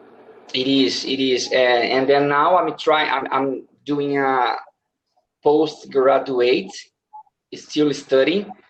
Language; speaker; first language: English; non-native, learner; Portuguese